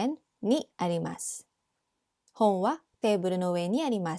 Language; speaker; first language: Japanese; non-native, fluent; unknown